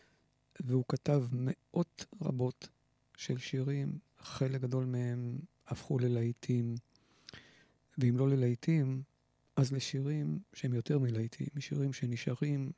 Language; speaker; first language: Hebrew; native; Hebrew